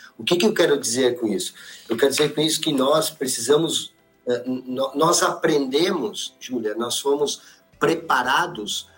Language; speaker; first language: Portuguese; native; Portuguese